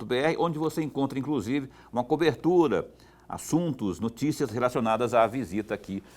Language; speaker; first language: Portuguese; native; Portuguese